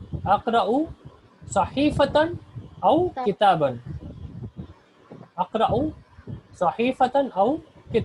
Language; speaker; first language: Arabic; non-native, fluent; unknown